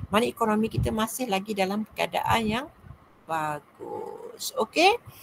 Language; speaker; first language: Malay; native; Malay